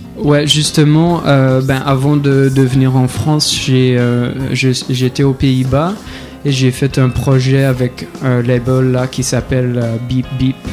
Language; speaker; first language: French; non-native, local second language; English